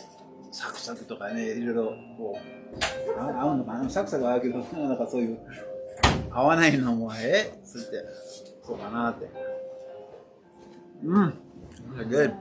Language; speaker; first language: Japanese; non-native, fluent; English